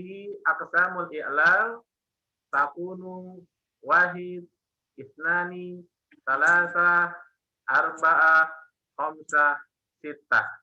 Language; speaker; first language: Arabic; non-native, fluent; Indonesian